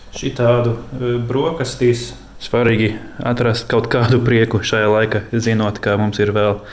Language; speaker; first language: Latvian; non-native, fluent; English